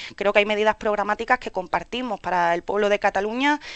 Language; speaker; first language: Spanish; native; Spanish